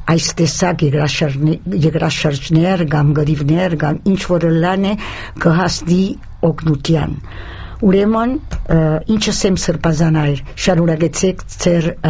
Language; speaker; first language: Armenian; early bilingual, heritage; Armenian